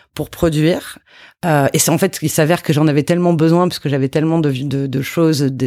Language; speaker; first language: French; native; French